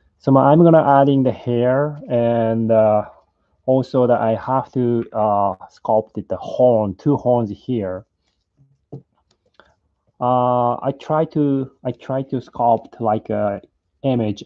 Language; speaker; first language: English; non-native, learner; Japanese